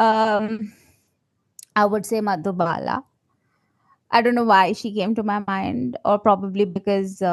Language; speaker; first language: English; non-native, local second language; Malayalam